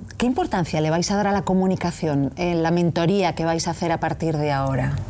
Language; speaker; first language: Spanish; native; Spanish